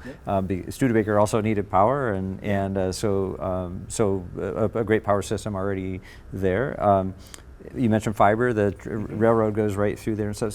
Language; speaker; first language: English; native; English